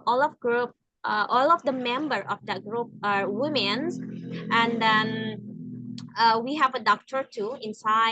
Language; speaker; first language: English; non-native, learner; Indonesian